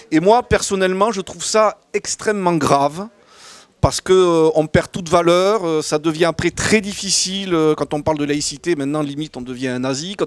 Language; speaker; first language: French; native; French